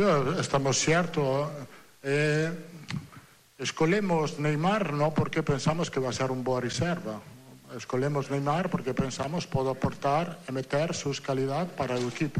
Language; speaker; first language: Portuguese; non-native, learner; Italian